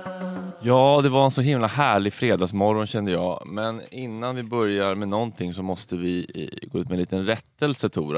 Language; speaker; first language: Swedish; native; Swedish